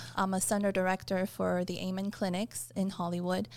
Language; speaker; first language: English; early bilingual, other home language; Persian